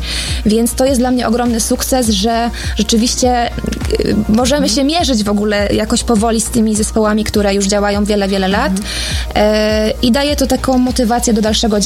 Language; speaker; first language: Polish; native; Polish